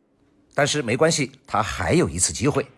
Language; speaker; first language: Chinese; native; Chinese